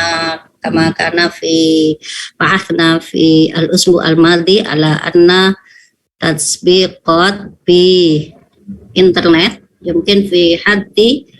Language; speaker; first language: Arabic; non-native, fluent; Indonesian